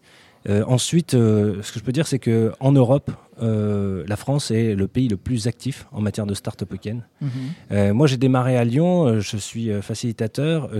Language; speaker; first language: French; native; French